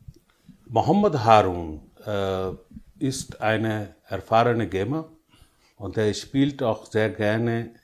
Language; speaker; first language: German; non-native, learner; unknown